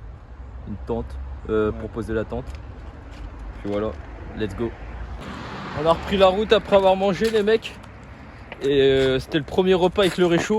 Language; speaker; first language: French; native; French